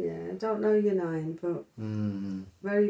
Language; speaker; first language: English; native; English